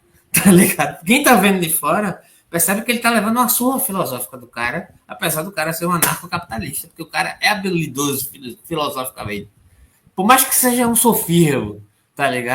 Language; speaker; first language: Portuguese; native; Portuguese